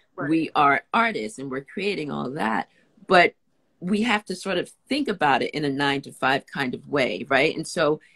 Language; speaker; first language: English; native; English